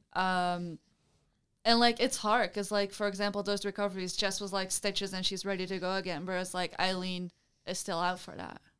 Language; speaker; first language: English; non-native, fluent; Dutch